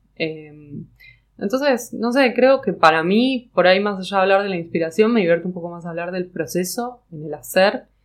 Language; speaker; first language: Spanish; native; Spanish